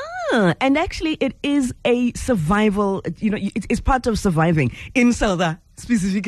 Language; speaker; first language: English; non-native, local second language; Zulu